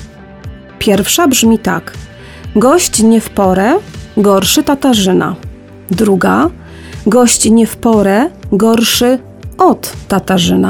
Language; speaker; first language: Polish; native; Polish